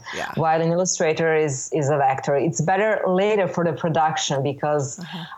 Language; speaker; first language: English; non-native, fluent; Serbian